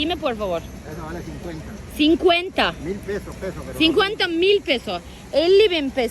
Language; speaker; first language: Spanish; non-native, learner; Turkish